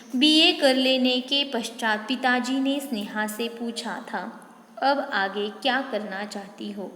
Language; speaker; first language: Hindi; non-native, local second language; Marathi